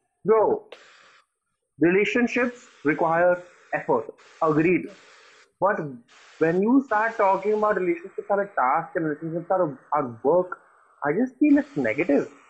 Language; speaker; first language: English; non-native, local second language; Hindi